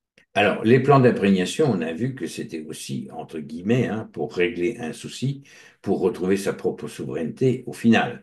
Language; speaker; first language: French; native; French